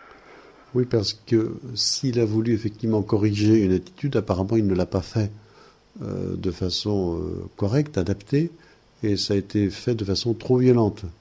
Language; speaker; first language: French; native; French